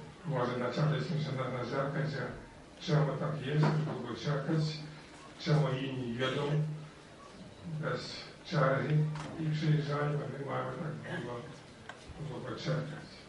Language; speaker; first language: Polish; non-native, learner; Ukrainian